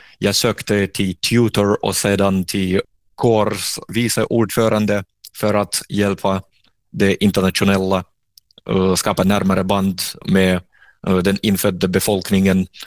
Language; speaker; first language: Swedish; non-native, fluent; Russian